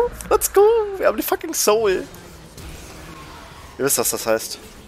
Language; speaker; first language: German; native; German